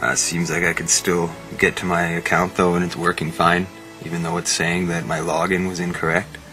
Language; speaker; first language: English; native; English